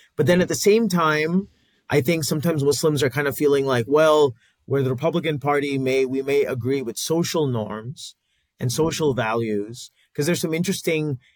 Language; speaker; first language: English; native; English